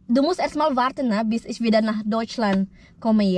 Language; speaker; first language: German; non-native, learner; Indonesian